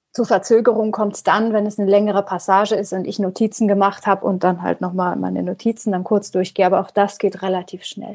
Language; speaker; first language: German; early bilingual, other home language; Persian